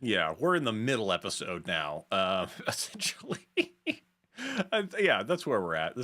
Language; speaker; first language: English; native; English